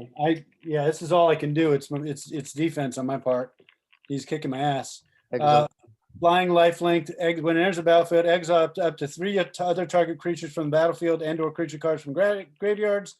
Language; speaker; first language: English; native; English